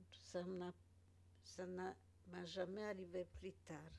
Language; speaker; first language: French; non-native, fluent; Polish